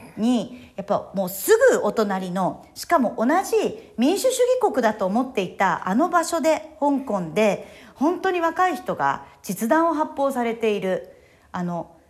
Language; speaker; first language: Japanese; native; Japanese